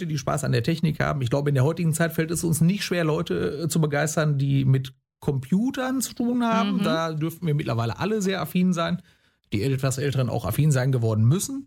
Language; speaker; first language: German; native; German